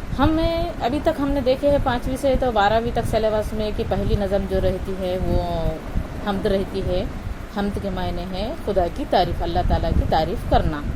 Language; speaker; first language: Urdu; native; Urdu